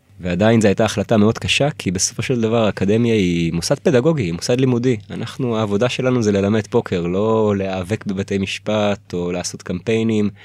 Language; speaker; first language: Hebrew; early bilingual, other home language; Russian